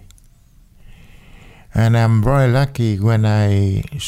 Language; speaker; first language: English; non-native, learner; Vietnamese